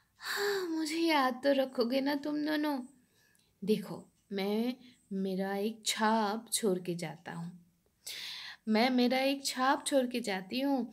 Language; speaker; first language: Hindi; non-native, local second language; Bangla